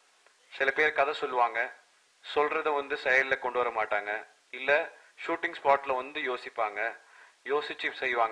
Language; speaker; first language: Tamil; native; Tamil